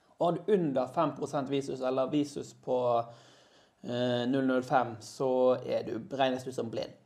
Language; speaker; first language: Norwegian; native; Norwegian